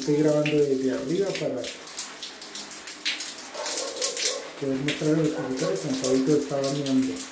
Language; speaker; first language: Spanish; native; Spanish